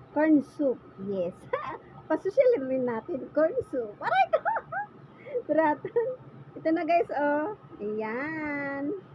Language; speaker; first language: Filipino; non-native, local second language; Bikol